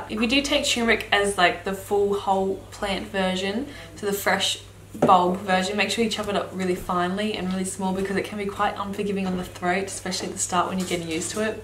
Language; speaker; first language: English; native; English